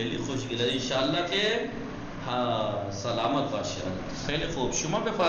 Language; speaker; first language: Persian; non-native, fluent; Urdu